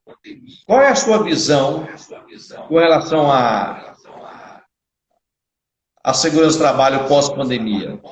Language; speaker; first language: Portuguese; native; Portuguese